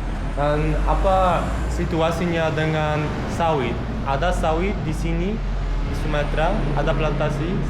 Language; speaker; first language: Indonesian; non-native, fluent; Polish